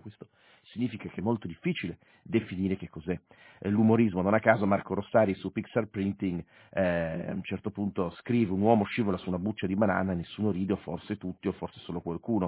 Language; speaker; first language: Italian; native; Italian